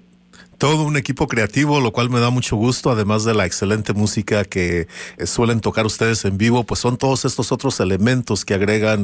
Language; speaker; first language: Spanish; native; Spanish